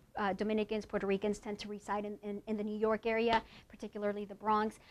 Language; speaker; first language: English; native; English